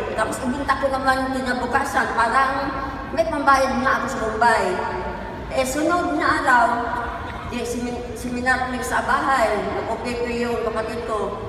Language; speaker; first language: Filipino; non-native, local second language; Cebuano